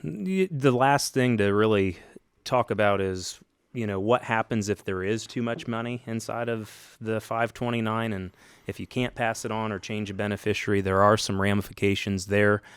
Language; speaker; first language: English; native; English